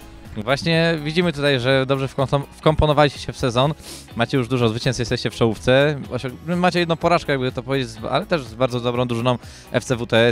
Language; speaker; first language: Polish; native; Polish